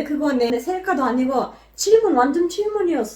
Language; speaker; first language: Korean; non-native, fluent; Macedonian